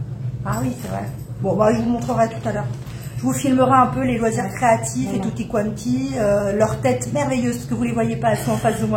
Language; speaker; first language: French; native; French